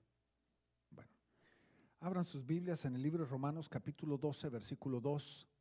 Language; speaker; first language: Spanish; native; Spanish